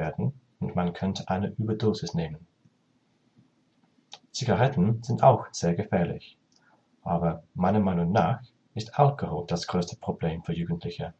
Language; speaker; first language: German; non-native, learner; English